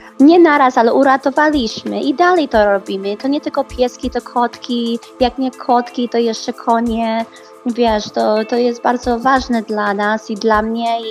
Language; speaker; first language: Polish; early bilingual, heritage; Polish